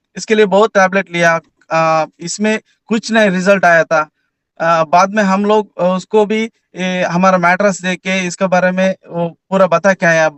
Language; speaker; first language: Hindi; non-native, local second language; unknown